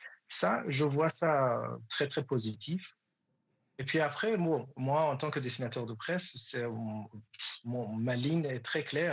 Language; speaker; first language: French; non-native, fluent; Persian